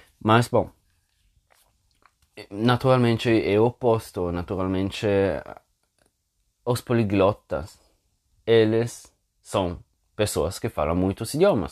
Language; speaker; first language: Portuguese; non-native, fluent; Italian